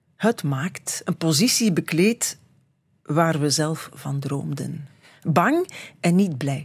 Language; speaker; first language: Dutch; native; Dutch